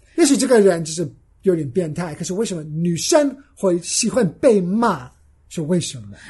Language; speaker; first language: Chinese; non-native, fluent; English